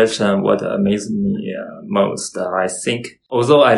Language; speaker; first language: English; non-native, learner; Chinese